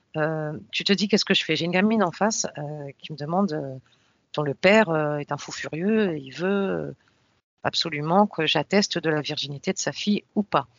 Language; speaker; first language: French; native; French